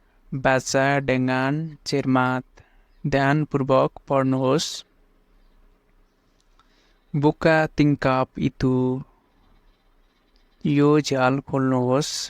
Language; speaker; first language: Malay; non-native, fluent; Nepali